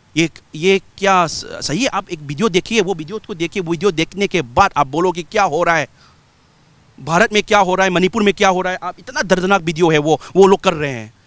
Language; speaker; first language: Hindi; non-native, local second language; Manipuri